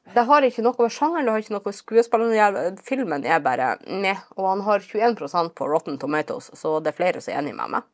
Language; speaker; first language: Norwegian; native; Norwegian